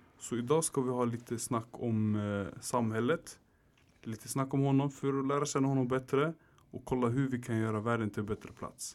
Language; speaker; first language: Swedish; early bilingual, other home language; Arabic